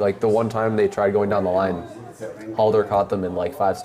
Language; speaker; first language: English; native; English